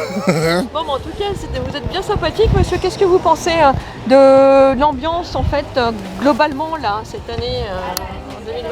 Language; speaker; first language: French; native; French